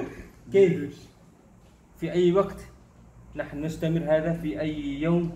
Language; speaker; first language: Arabic; non-native, fluent; Malay